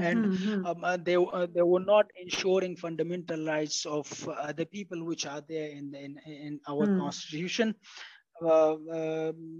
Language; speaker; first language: English; non-native, fluent; Pashto